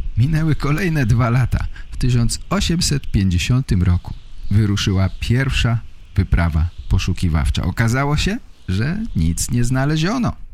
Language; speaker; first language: Polish; native; Polish